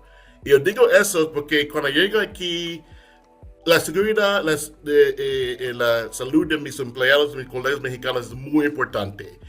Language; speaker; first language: Spanish; non-native, fluent; English